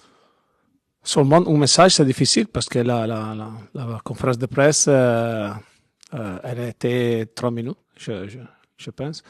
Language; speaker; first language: French; non-native, learner; Italian